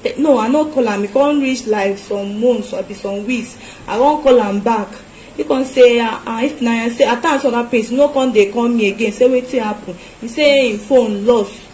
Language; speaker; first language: Nigerian Pidgin; non-native, local second language; Igbo